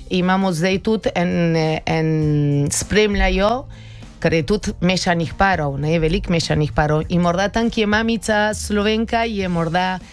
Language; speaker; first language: Slovenian; early bilingual, heritage; Slovenian